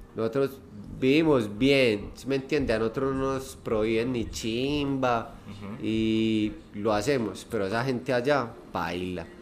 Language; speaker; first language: Spanish; native; Spanish